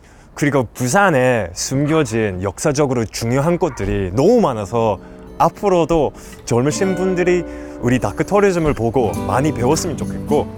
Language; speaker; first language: Korean; non-native, fluent; English